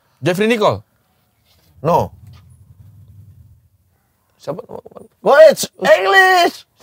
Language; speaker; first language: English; non-native, learner; Indonesian